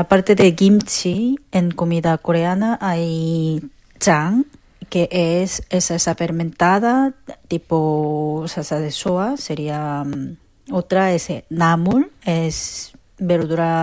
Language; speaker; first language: Spanish; non-native, fluent; Korean